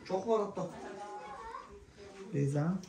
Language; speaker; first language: Turkish; native; Turkish